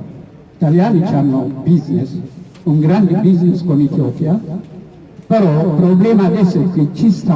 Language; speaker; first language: Italian; non-native, learner; Oromo